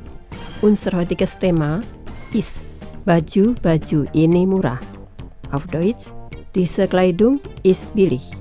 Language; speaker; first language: German; non-native, learner; Indonesian